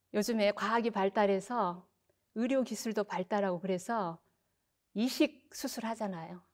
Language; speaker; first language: Korean; native; Korean